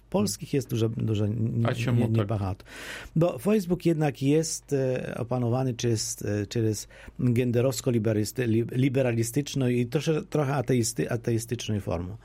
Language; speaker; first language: Polish; non-native, local second language; Ukrainian